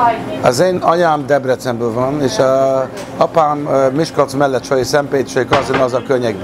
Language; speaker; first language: Hungarian; early bilingual, heritage; Hungarian